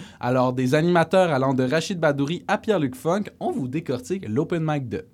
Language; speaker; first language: French; native; French